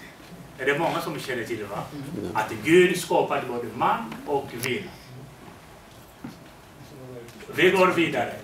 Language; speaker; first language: Swedish; non-native, fluent; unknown